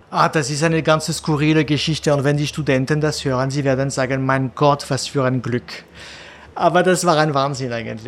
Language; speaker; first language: German; non-native, fluent; French